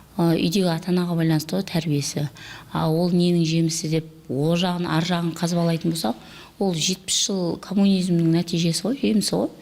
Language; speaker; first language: Kazakh; native; Kazakh